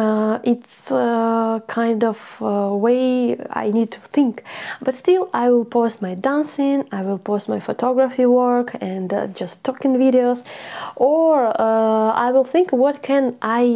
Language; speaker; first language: English; non-native, learner; Russian